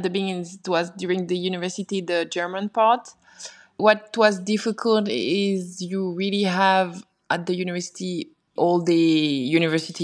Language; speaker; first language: English; non-native, fluent; French